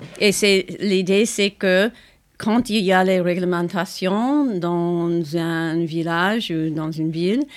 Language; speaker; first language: French; non-native, fluent; English